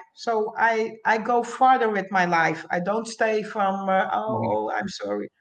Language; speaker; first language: English; non-native, learner; Dutch